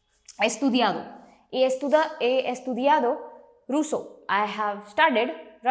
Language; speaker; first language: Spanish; non-native, fluent; Hindi